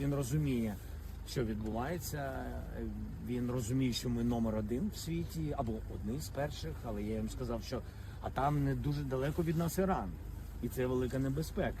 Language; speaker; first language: Ukrainian; non-native, local second language; Russian